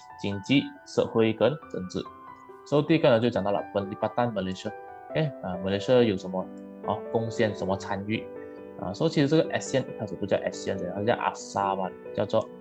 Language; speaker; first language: Chinese; native; Chinese